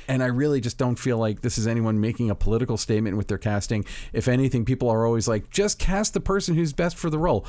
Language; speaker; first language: English; native; English